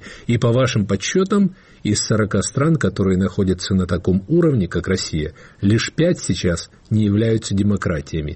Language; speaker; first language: Russian; native; Russian